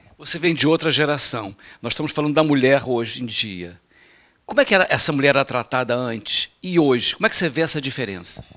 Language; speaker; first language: Portuguese; native; Portuguese